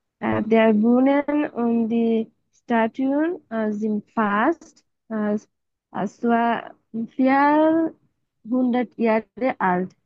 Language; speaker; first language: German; non-native, learner; Bangla